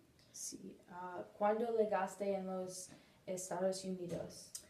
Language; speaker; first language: Spanish; non-native, learner; English